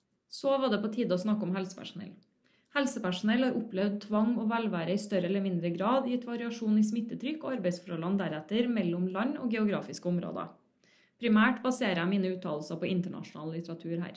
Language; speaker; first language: Norwegian; native; Norwegian